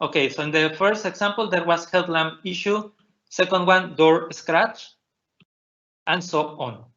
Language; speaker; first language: English; non-native, fluent; Spanish